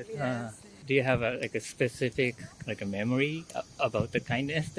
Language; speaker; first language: English; non-native, fluent; Japanese